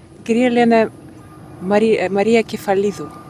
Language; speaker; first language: Greek; non-native, learner; Russian